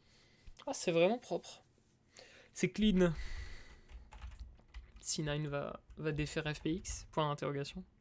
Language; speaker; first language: French; native; French